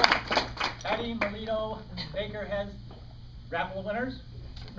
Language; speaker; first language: English; native; English